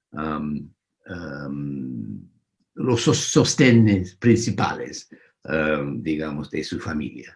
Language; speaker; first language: Spanish; non-native, fluent; English